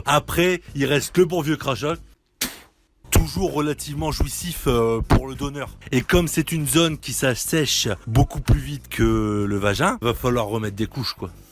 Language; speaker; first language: French; native; French